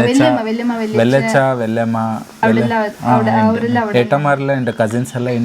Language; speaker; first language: Malayalam; early bilingual, heritage; Malayalam